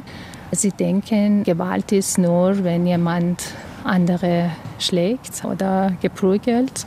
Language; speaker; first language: German; non-native, fluent; Persian